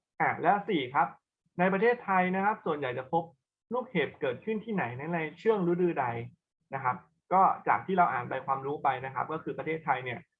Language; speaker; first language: Thai; native; Thai